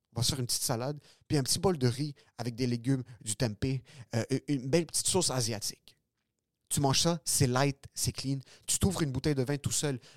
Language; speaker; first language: French; early bilingual, other home language; Arabic